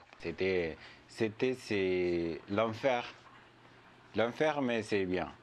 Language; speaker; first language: French; non-native, learner; Arabic